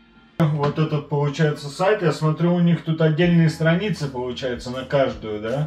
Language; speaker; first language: Russian; native; Russian